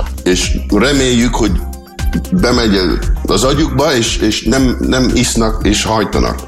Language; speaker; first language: Hungarian; early bilingual, heritage; English